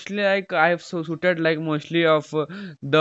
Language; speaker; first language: English; non-native, local second language; Hindi